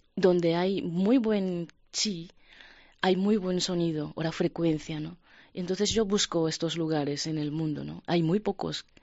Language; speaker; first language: Spanish; non-native, fluent; Japanese